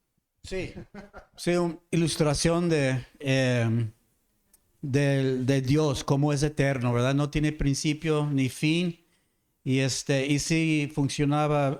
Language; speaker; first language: Spanish; non-native, fluent; English